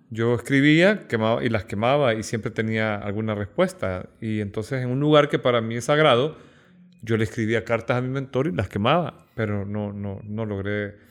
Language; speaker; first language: Spanish; native; Spanish